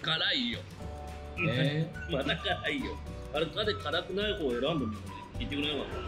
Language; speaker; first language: Japanese; native; Japanese